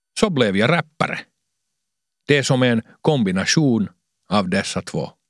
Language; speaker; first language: Swedish; non-native, local second language; Finnish